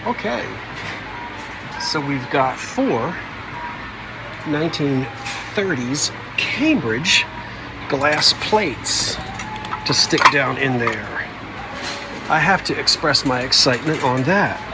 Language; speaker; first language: English; native; English